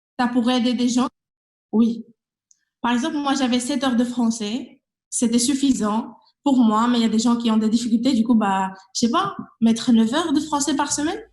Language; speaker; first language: French; non-native, fluent; Spanish